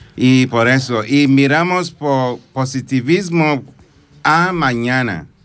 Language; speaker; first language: Spanish; non-native, fluent; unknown